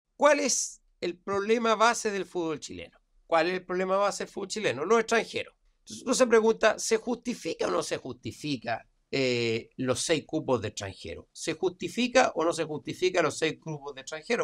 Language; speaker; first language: Spanish; native; Spanish